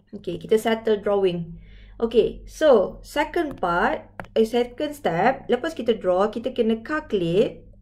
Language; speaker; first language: English; non-native, local second language; Malay